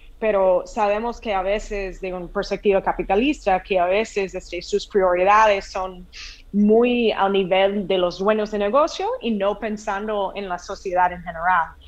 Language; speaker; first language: Spanish; non-native, fluent; English